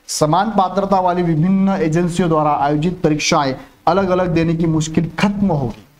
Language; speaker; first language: Hindi; non-native, local second language; Marathi